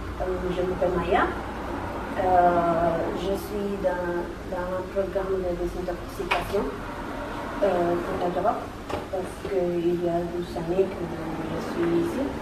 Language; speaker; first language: French; non-native, learner; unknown